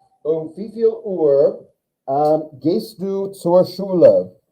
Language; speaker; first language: German; non-native, learner; English